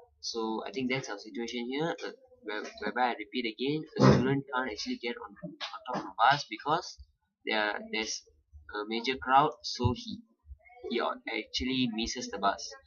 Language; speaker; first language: English; non-native, local second language; Malay